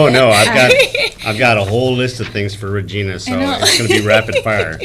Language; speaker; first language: English; native; English